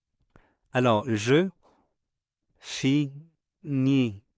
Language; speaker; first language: French; non-native, fluent; Spanish